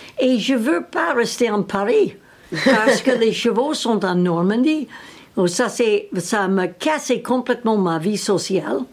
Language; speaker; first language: French; non-native, learner; English